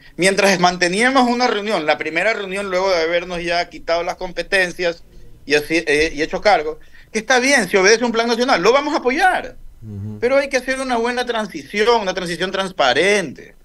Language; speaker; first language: Spanish; native; Spanish